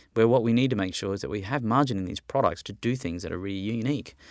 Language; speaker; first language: English; native; English